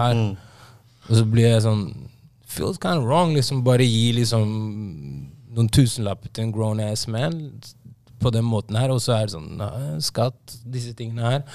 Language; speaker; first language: Norwegian; native; Norwegian